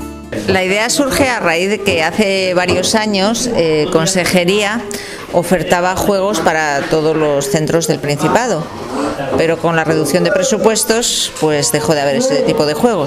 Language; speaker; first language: Spanish; native; Spanish